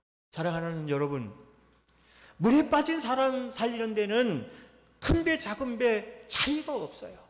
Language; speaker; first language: Korean; native; Korean